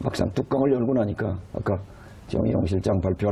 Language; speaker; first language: Korean; native; Korean